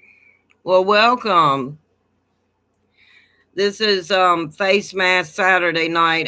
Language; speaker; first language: English; native; English